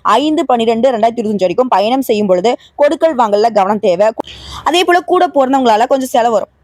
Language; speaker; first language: Tamil; native; Tamil